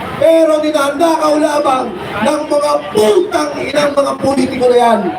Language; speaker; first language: Filipino; native; Filipino